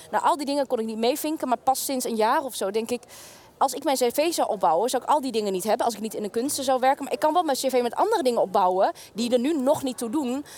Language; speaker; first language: Dutch; early bilingual, other home language; Vietnamese